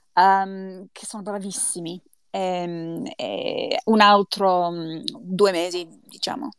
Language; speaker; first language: Italian; non-native, learner; English